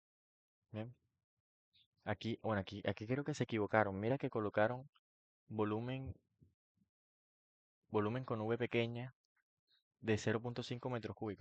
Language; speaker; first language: Spanish; native; Spanish